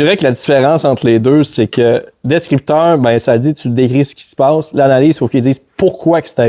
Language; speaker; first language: French; native; French